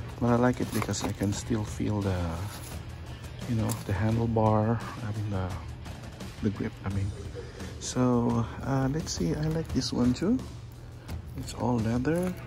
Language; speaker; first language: English; non-native, fluent; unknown